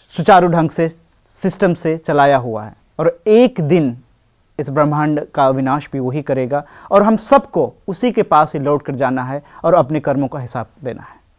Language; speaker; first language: Hindi; native; Hindi